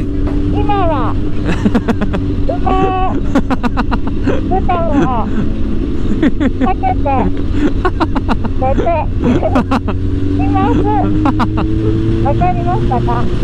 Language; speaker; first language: Japanese; native; Japanese